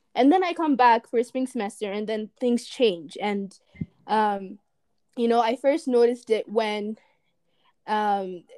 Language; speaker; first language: English; non-native, fluent; Amharic